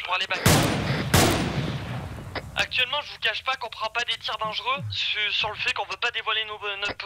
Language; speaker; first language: French; native; French